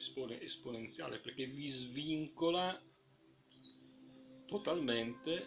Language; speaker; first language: Italian; native; Italian